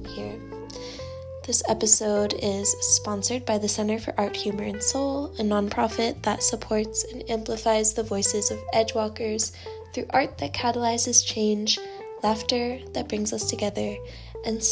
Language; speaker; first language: English; native; English